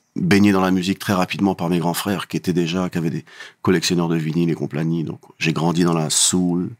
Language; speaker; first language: French; native; French